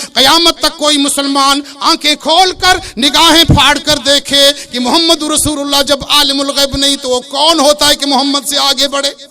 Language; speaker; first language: Urdu; non-native, local second language; Baluchi